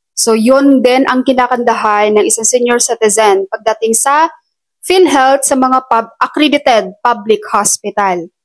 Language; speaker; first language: Filipino; non-native, local second language; Cebuano